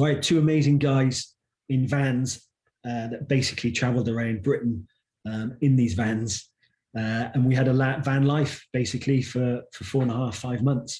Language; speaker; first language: English; native; English